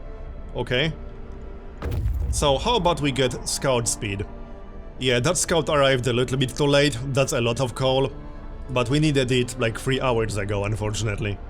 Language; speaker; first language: English; native; English